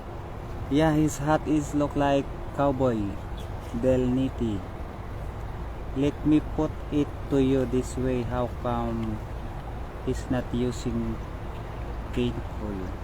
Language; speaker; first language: English; non-native, local second language; Filipino